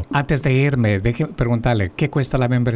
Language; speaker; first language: Spanish; native; Spanish